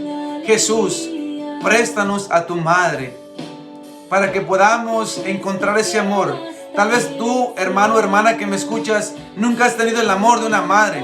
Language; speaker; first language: Spanish; native; Spanish